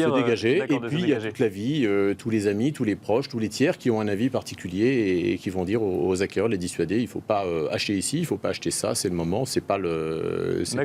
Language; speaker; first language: French; native; French